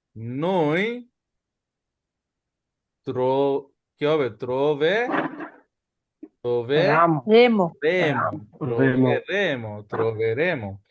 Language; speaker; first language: Italian; non-native, learner; Bangla